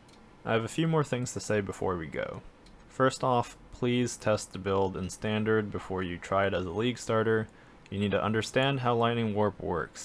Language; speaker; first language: English; native; English